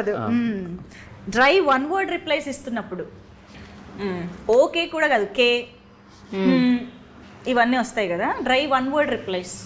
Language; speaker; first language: Telugu; native; Telugu